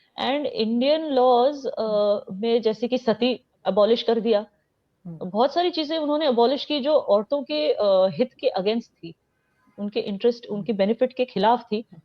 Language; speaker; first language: Hindi; non-native, local second language; Kashmiri